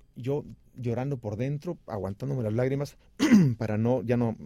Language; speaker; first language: Spanish; native; Spanish